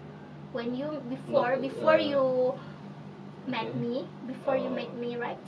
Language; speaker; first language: English; non-native, fluent; Indonesian